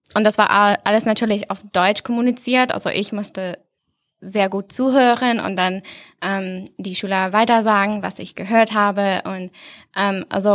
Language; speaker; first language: German; non-native, fluent; English